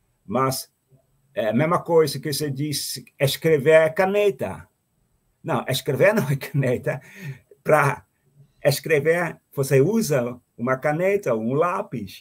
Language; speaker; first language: Portuguese; non-native, fluent; Dutch